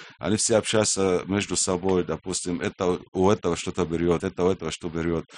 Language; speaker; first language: Russian; non-native, fluent; Arabic